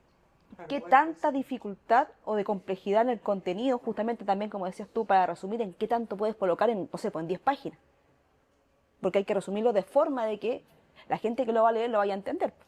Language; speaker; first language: Spanish; native; Spanish